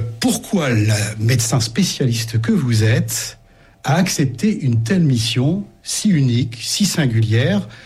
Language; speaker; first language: French; native; French